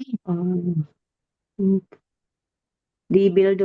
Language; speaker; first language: German; non-native, learner; Indonesian